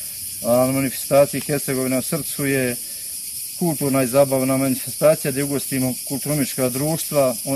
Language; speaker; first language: Bosnian; native; Bosnian